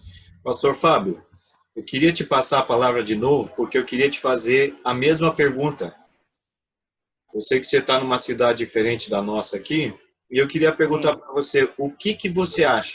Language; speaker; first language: Portuguese; native; Portuguese